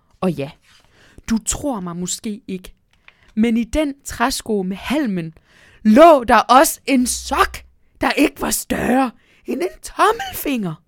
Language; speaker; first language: Danish; native; Danish